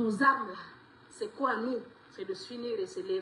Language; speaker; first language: French; non-native, local second language; Fula